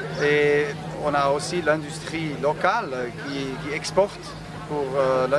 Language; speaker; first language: French; non-native, local second language; German